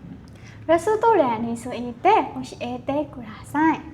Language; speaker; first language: Japanese; non-native, learner; Burmese